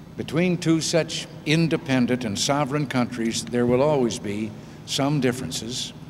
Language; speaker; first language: English; native; English